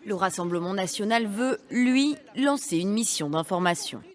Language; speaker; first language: French; native; French